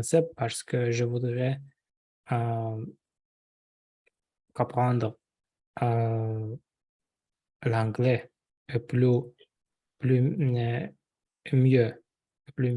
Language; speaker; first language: French; non-native, learner; Russian